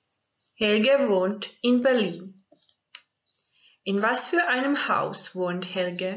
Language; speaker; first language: German; non-native, fluent; Croatian